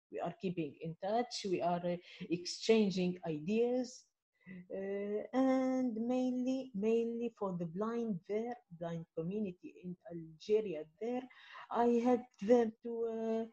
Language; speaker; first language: English; non-native, fluent; Arabic